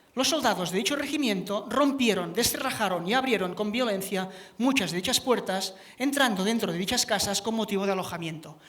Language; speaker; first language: Spanish; non-native, local second language; Catalan